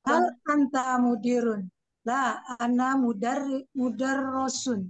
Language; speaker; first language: Arabic; non-native, learner; Indonesian